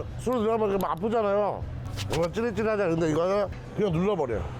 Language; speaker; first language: Korean; native; Korean